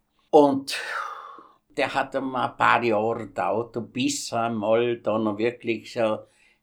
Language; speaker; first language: German; non-native, fluent; Italian